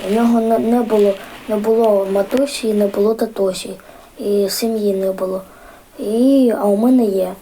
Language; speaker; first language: Ukrainian; non-native, local second language; Russian